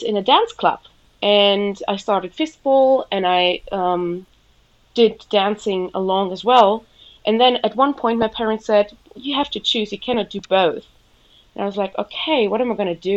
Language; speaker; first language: English; non-native, fluent; German